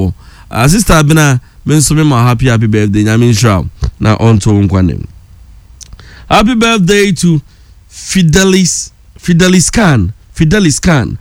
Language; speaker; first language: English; non-native, local second language; Akan